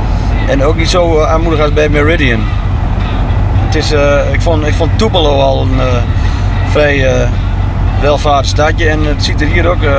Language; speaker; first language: Dutch; native; Dutch